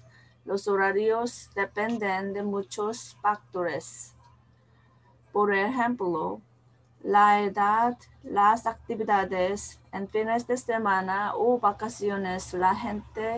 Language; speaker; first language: Spanish; non-native, learner; Korean